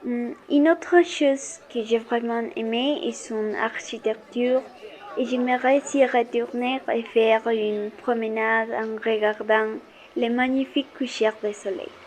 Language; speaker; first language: French; non-native, learner; Spanish